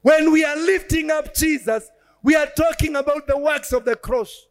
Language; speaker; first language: English; non-native, local second language; Swahili